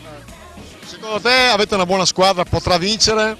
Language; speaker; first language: Italian; native; Italian